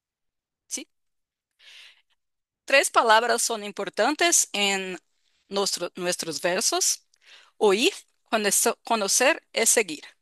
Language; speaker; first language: Spanish; non-native, fluent; Portuguese